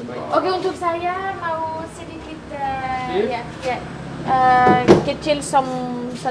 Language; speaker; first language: Indonesian; non-native, learner; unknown